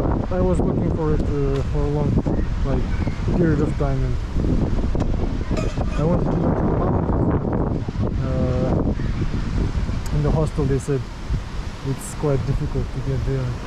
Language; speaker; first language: English; non-native, learner; Bashkir